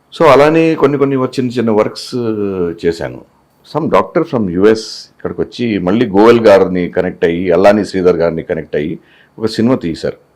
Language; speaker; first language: Telugu; non-native, local second language; Hindi